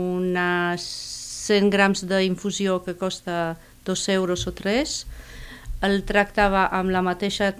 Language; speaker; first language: Catalan; non-native, fluent; Spanish